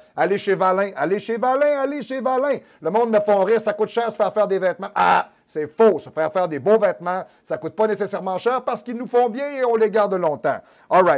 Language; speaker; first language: French; native; French